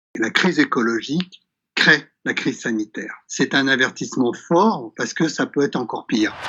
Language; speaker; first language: French; native; French